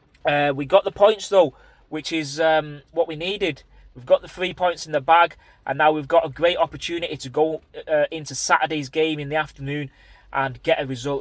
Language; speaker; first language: English; native; English